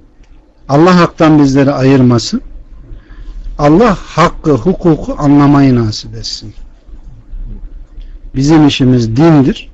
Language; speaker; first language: Turkish; native; Turkish